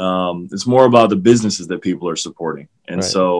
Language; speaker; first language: English; native; English